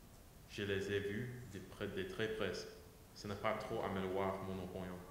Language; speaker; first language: French; non-native, learner; English